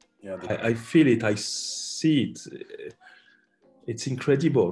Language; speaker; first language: English; non-native, learner; French